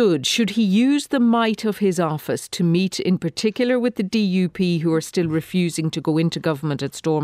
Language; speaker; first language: English; native; English